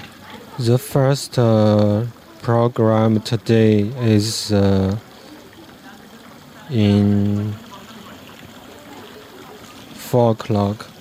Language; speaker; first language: English; non-native, learner; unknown